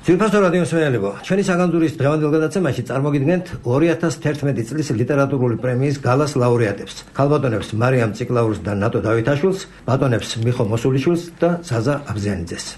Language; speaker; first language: Georgian; native; Georgian